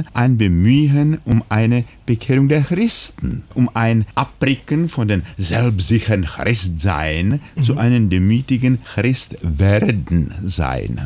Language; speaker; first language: German; non-native, fluent; Czech